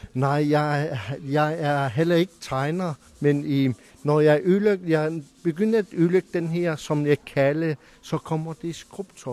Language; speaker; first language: Danish; non-native, local second language; Kalaallisut